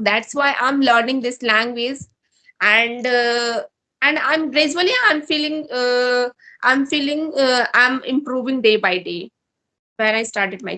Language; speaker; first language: English; non-native, learner; Hindi